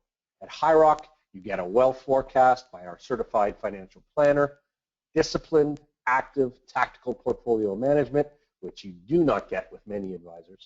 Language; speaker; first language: English; native; English